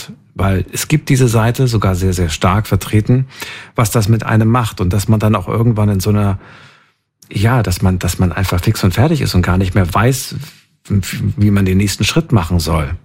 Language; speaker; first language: German; native; German